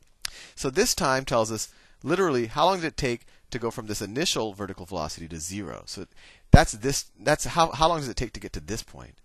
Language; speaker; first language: English; native; English